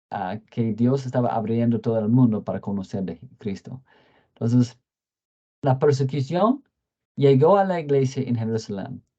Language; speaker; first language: Spanish; non-native, fluent; English